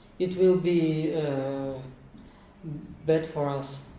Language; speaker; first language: English; non-native, learner; Kazakh